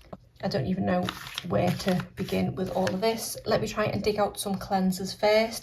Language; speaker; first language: English; native; English